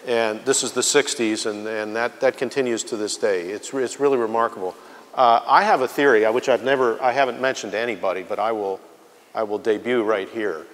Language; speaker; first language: English; native; English